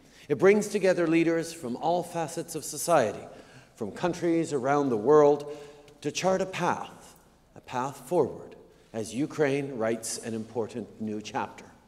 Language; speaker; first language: English; native; English